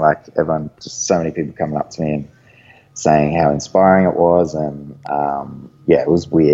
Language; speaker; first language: English; native; English